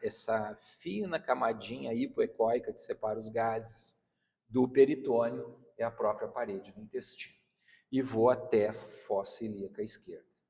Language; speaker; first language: Portuguese; native; Portuguese